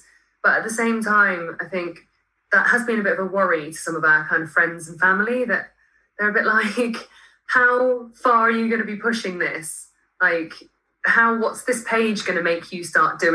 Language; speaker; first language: English; native; English